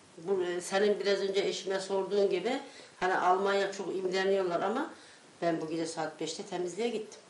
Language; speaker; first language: Turkish; native; Turkish